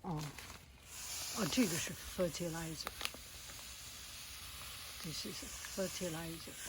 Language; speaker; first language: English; non-native, fluent; Chinese